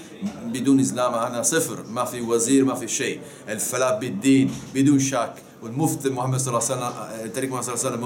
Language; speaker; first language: Arabic; non-native, learner; Italian